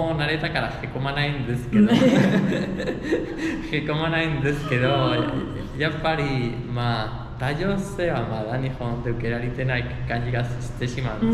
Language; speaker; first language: Japanese; non-native, fluent; Spanish